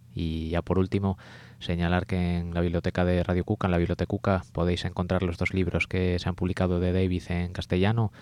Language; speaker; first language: Spanish; native; Spanish